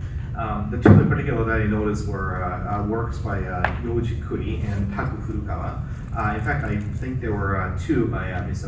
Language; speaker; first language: English; non-native, fluent; Japanese